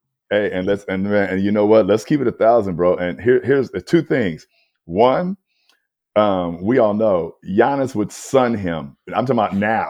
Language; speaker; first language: English; native; English